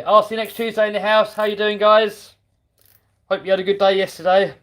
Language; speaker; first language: English; native; English